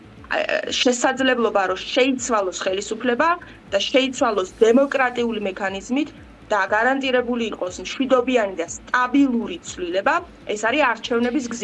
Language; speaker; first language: Georgian; native; Georgian